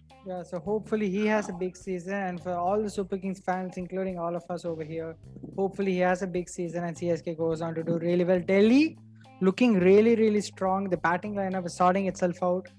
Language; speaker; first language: English; non-native, local second language; Tamil